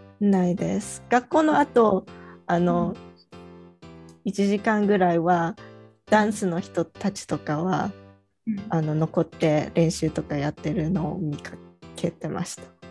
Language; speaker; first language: Japanese; early bilingual, heritage; Japanese